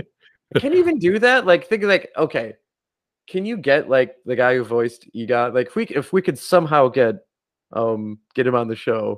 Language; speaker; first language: English; native; English